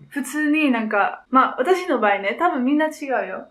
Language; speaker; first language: Japanese; non-native, learner; Dutch